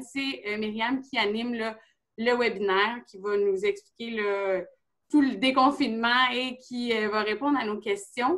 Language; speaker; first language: French; native; French